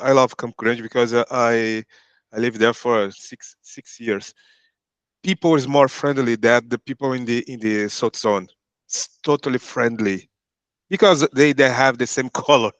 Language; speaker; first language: English; non-native, learner; Portuguese